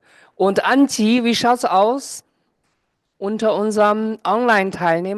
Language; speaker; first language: German; non-native, fluent; Chinese